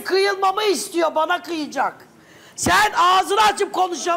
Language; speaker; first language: Turkish; native; Turkish